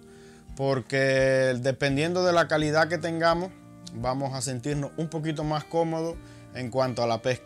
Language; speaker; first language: Spanish; native; Spanish